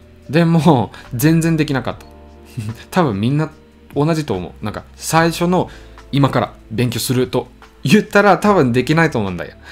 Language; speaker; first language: Japanese; non-native, learner; German